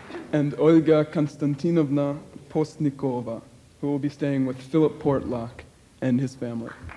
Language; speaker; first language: English; native; English